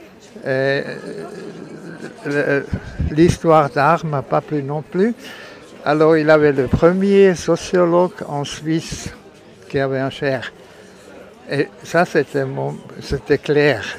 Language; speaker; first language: French; non-native, local second language; German